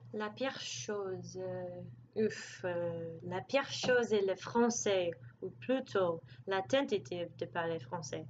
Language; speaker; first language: French; non-native, learner; English